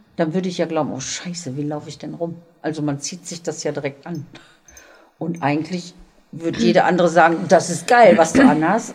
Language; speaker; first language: German; native; German